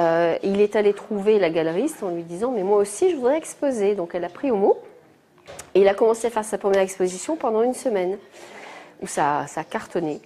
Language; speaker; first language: French; native; French